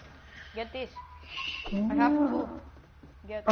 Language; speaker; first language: English; non-native, learner; Greek